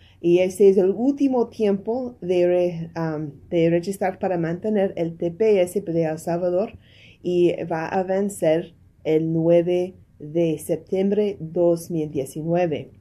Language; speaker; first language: Spanish; non-native, learner; English